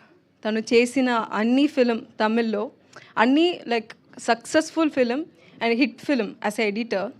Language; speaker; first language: Telugu; non-native, learner; Tamil